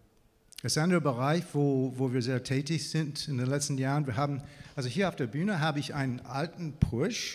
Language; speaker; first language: German; non-native, fluent; English